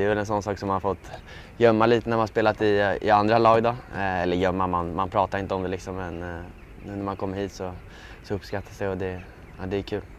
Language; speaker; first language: Swedish; native; Swedish